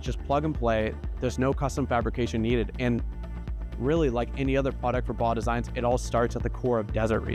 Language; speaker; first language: English; native; English